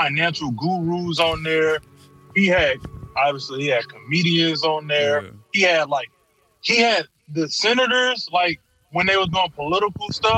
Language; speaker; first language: English; native; English